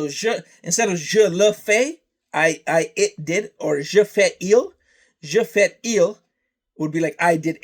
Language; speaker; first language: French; non-native, learner; English